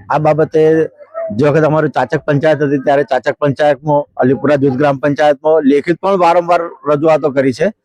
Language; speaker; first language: Gujarati; native; Gujarati